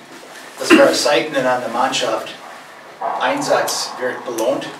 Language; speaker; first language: German; non-native, fluent; English